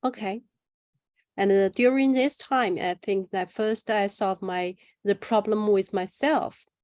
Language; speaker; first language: English; non-native, learner; Chinese